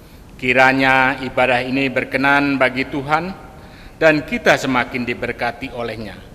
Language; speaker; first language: Indonesian; native; Indonesian